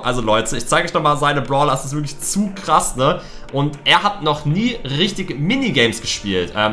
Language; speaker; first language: German; native; German